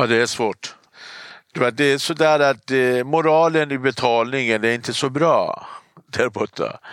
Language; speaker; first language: Swedish; non-native, fluent; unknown